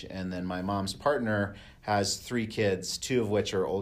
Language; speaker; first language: English; native; English